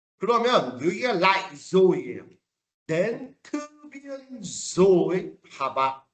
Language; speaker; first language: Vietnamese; non-native, fluent; Korean